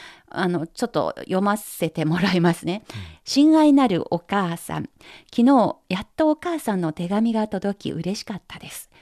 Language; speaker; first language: Japanese; non-native, fluent; Chinese